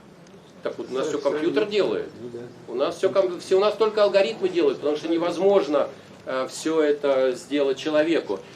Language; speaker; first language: Russian; native; Russian